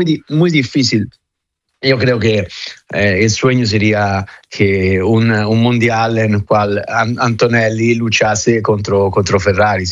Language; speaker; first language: Spanish; non-native, fluent; Italian